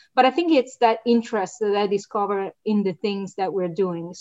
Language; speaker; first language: English; non-native, fluent; Italian